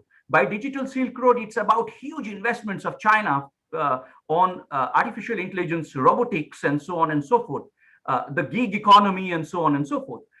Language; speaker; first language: English; non-native, local second language; Bangla